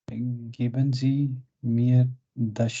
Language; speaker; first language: German; non-native, learner; Urdu